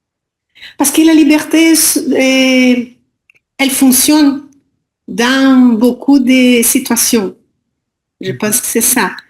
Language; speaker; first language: French; non-native, learner; Portuguese